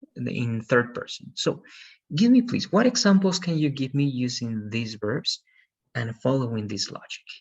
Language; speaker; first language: English; non-native, fluent; Spanish